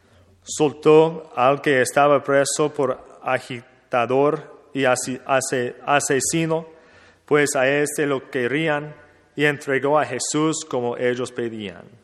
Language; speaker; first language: Spanish; non-native, fluent; English